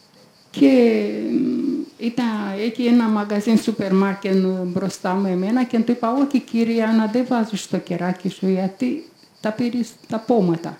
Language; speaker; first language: Greek; non-native, learner; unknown